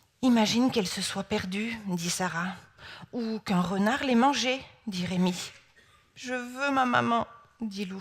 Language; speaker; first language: French; native; French